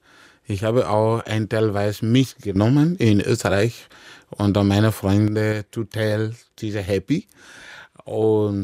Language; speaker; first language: German; non-native, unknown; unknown